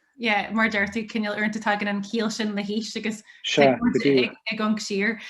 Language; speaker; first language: Irish; native; Irish